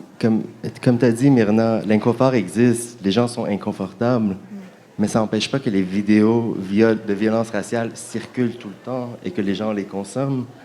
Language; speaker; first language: French; native; French